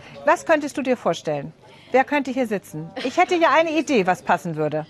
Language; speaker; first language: German; native; German